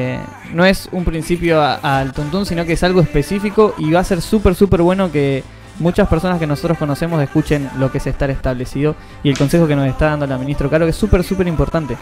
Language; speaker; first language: Spanish; native; Spanish